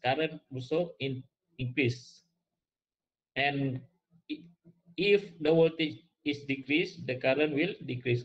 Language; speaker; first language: English; non-native, local second language; Malay